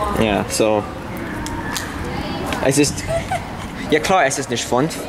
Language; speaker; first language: German; non-native, learner; English